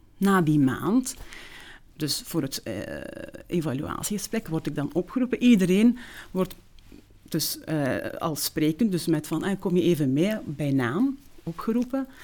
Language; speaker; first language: Dutch; early bilingual, other home language; Turkish